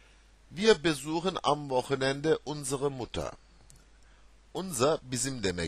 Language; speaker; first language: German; non-native, fluent; Turkish